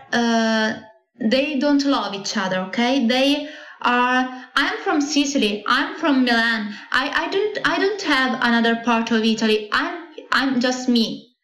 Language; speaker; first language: English; non-native, learner; Italian